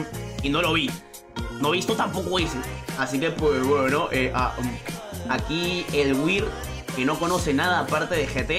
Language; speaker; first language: Spanish; native; Spanish